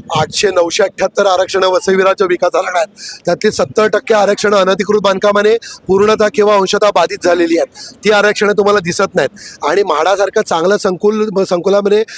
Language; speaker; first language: Marathi; native; Marathi